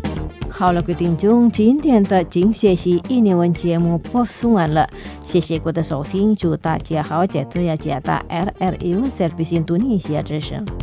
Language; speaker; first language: Chinese; non-native, fluent; Indonesian